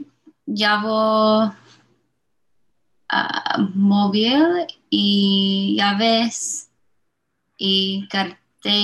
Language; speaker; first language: Spanish; non-native, learner; English